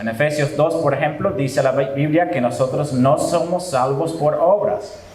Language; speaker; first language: Spanish; non-native, fluent; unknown